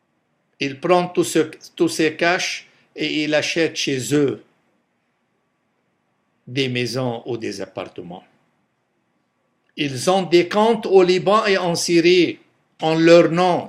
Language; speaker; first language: French; non-native, local second language; Arabic